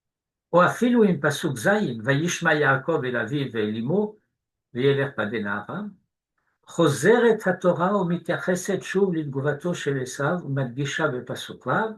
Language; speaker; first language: Hebrew; non-native, fluent; French